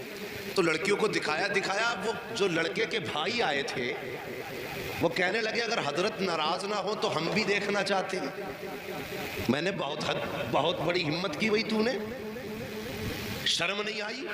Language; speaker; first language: Urdu; native; Urdu